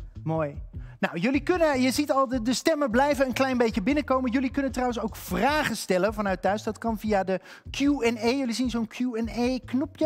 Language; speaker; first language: Dutch; native; Dutch